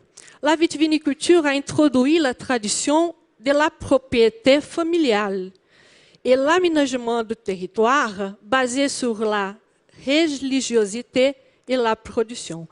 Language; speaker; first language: French; non-native, learner; Portuguese